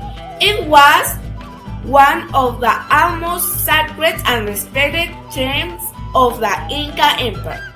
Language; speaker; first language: English; non-native, learner; Spanish